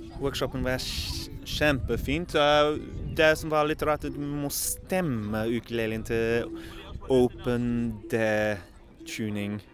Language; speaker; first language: Norwegian; non-native, learner; English